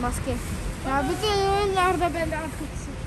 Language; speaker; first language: Turkish; non-native, learner; Russian